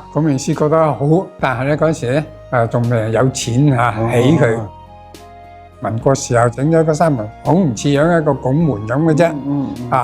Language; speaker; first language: Cantonese; native; Cantonese